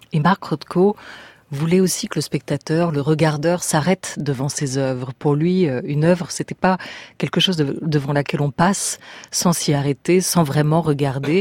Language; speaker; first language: French; native; French